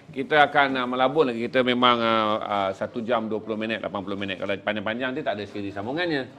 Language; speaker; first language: Malay; native; Malay